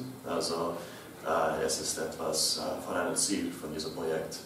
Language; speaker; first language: German; non-native, learner; English